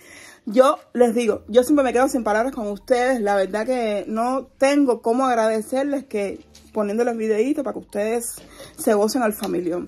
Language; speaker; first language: Spanish; native; Spanish